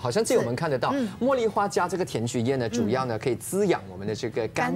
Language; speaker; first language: Chinese; native; Chinese